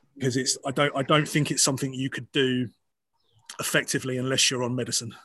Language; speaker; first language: English; native; English